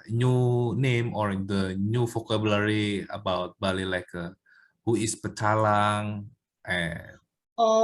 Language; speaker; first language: English; non-native, learner; Indonesian